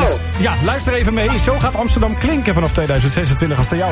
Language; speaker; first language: Dutch; native; Dutch